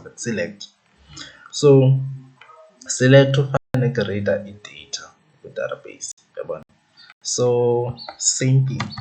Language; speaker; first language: Zulu; non-native, local second language; Swati